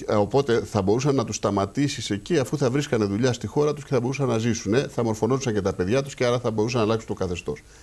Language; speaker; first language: Greek; native; Greek